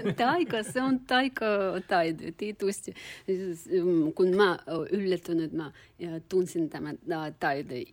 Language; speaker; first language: Finnish; non-native, learner; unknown